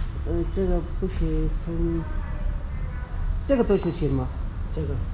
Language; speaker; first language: Chinese; non-native, learner; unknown